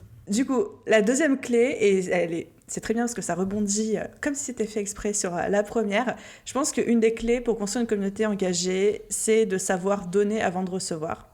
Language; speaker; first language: French; native; French